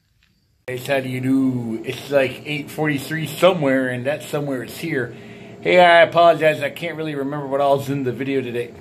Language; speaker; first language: English; native; English